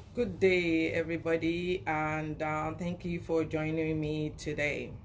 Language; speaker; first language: English; non-native, local second language; Yoruba